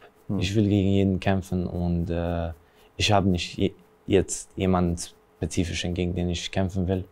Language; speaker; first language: German; early bilingual, other home language; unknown